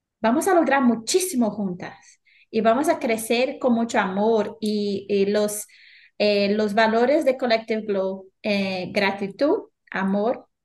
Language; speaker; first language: Spanish; non-native, fluent; Portuguese